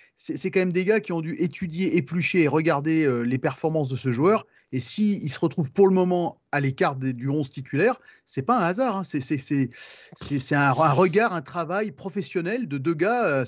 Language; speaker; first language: French; native; French